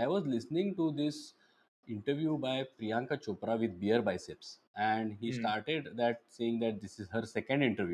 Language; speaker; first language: English; non-native, local second language; Marathi